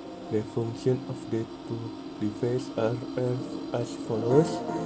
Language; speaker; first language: English; non-native, learner; Indonesian